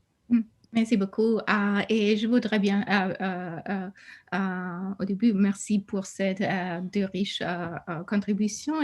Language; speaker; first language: French; non-native, fluent; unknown